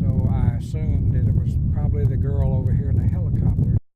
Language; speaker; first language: English; native; English